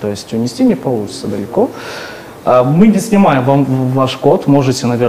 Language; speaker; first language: Russian; native; Russian